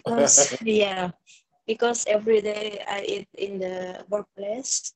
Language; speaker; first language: English; non-native, learner; Indonesian